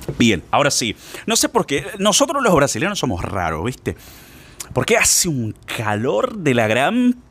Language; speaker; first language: Spanish; non-native, fluent; Portuguese